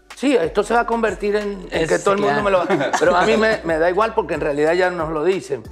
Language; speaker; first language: Spanish; native; Spanish